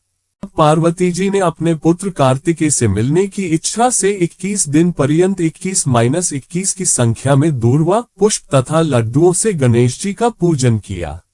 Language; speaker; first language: Hindi; native; Hindi